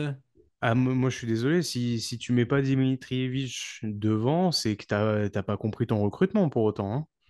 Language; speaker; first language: French; native; French